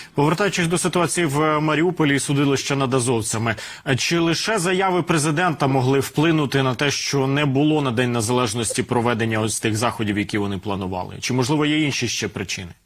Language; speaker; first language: Ukrainian; native; Ukrainian